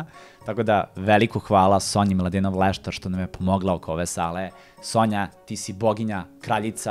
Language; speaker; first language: Serbian; native; Serbian